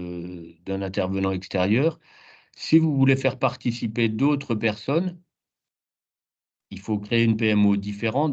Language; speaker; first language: French; native; French